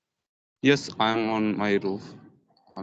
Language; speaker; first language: English; non-native, learner; Hindi